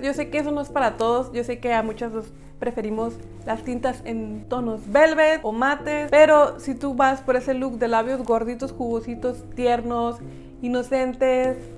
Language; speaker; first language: Spanish; native; Spanish